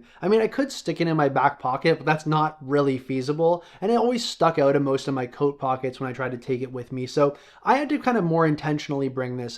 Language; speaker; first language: English; native; English